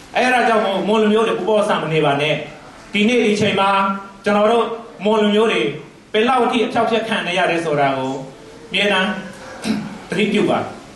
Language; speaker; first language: Burmese; non-native, local second language; Mon